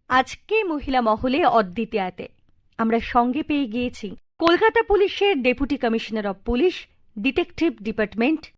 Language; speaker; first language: Bangla; native; Bangla